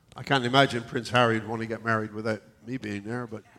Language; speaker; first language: English; native; English